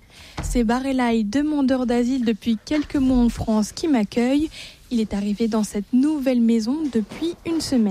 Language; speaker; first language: French; native; French